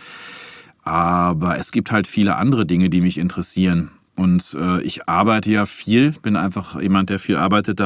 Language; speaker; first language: German; native; German